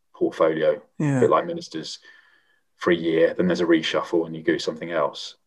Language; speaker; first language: English; native; English